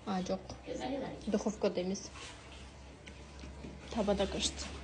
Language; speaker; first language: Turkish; non-native, learner; Kazakh